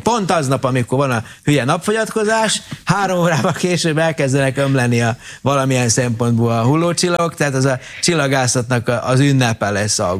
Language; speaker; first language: Hungarian; native; Hungarian